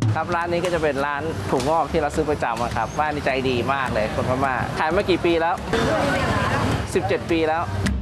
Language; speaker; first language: Thai; early bilingual, other home language; Chinese